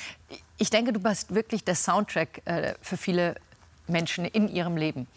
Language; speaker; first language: German; native; German